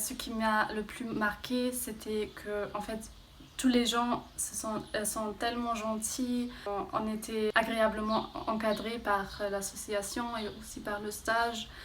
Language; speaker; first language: French; non-native, fluent; German